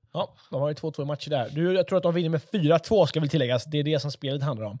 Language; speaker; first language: Swedish; native; Swedish